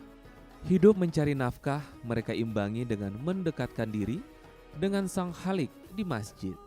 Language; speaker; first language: Indonesian; native; Indonesian